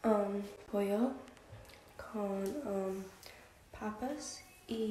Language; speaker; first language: Spanish; non-native, learner; English